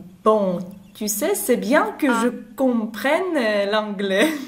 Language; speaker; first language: French; non-native, fluent; Russian